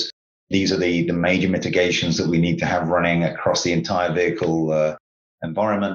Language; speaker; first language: English; native; English